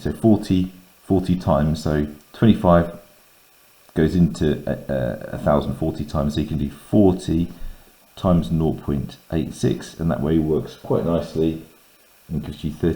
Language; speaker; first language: English; native; English